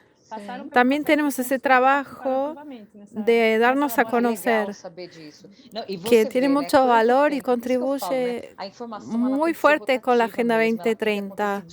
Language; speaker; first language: Spanish; non-native, fluent; Portuguese